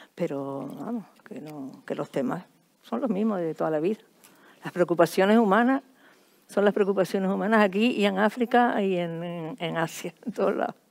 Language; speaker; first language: Spanish; native; Spanish